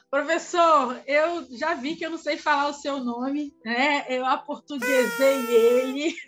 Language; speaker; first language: Portuguese; native; Portuguese